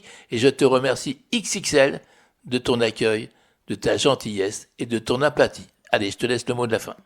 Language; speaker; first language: French; native; French